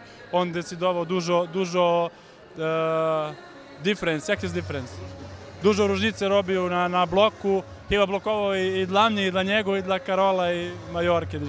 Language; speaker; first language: Polish; non-native, learner; Serbian